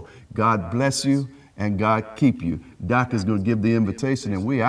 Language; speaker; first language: English; native; English